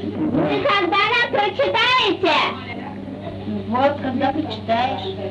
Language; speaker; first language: Russian; native; Russian